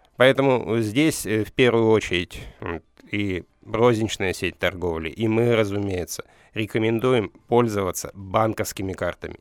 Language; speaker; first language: Russian; native; Russian